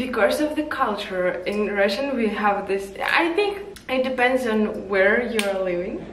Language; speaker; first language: English; non-native, learner; Russian